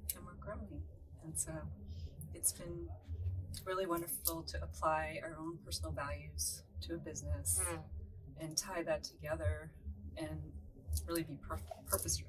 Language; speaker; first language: English; native; English